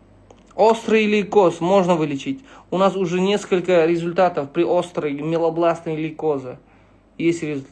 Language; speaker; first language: Russian; non-native, local second language; Uzbek